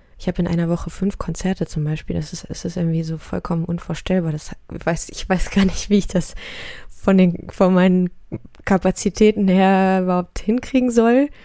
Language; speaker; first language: German; early bilingual, other home language; Russian